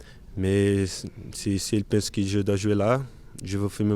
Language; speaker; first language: French; non-native, learner; Portuguese